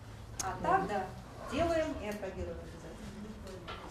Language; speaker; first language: Russian; native; Russian